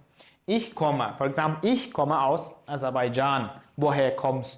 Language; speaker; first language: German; non-native, fluent; Azerbaijani